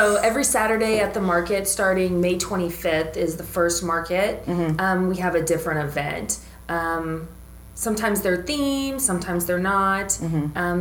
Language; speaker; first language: English; native; English